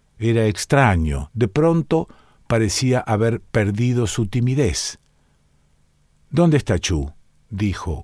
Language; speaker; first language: Spanish; native; Spanish